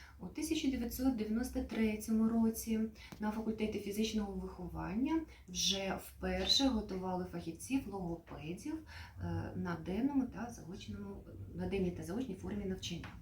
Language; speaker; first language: Ukrainian; native; Ukrainian